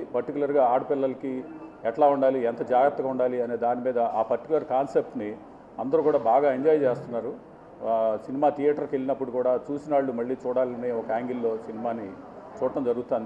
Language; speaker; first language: Telugu; native; Telugu